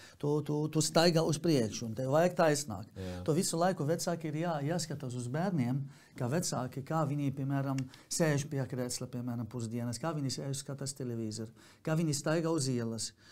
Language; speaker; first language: Latvian; non-native, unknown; Arabic